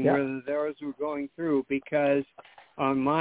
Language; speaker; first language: English; native; English